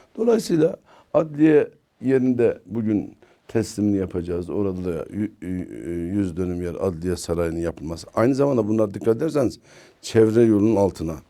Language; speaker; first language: Turkish; native; Turkish